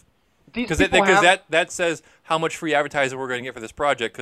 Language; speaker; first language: English; native; English